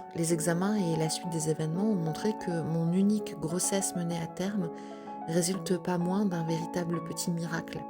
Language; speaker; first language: French; native; French